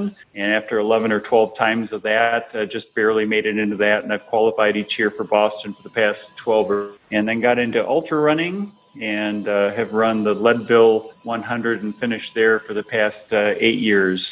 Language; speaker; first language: English; native; English